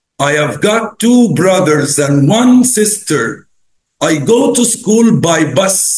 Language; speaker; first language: English; non-native, fluent; Arabic